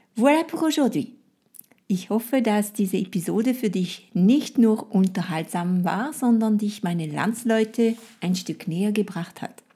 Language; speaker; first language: German; non-native, fluent; French